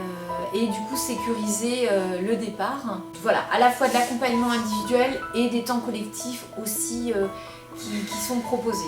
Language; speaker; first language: French; native; French